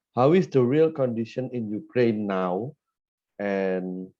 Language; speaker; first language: English; non-native, fluent; Indonesian